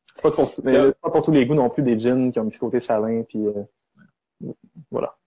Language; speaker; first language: French; native; French